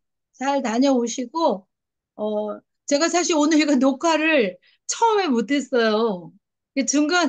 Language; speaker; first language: Korean; native; Korean